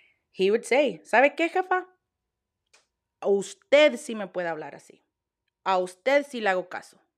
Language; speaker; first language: Spanish; early bilingual, heritage; Spanish